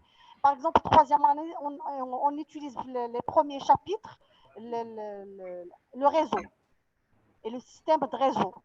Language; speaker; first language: French; non-native, local second language; Arabic